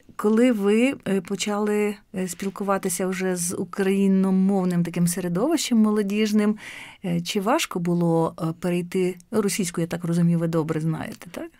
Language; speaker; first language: Ukrainian; native; Ukrainian